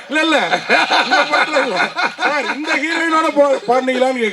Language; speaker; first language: Tamil; native; Tamil